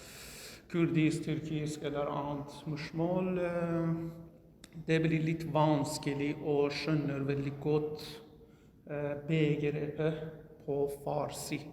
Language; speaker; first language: Norwegian; non-native, learner; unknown